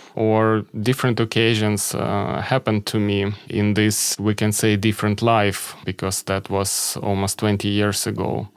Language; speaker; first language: English; non-native, fluent; Ukrainian